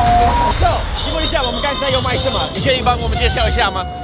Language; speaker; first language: Chinese; non-native, fluent; English